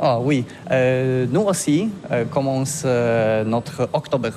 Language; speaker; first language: French; non-native, learner; Polish